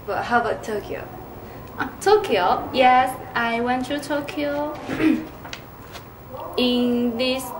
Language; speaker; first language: English; non-native, learner; Chinese